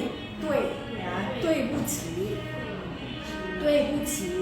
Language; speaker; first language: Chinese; non-native, fluent; Indonesian